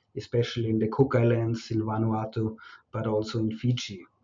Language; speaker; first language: English; non-native, fluent; German